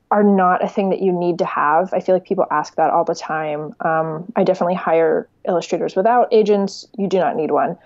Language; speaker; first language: English; native; English